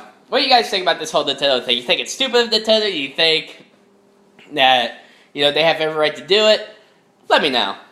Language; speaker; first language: English; native; English